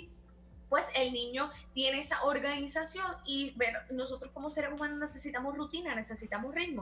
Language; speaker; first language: Spanish; native; Spanish